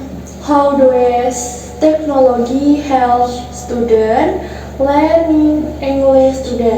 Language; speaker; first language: English; non-native, learner; Indonesian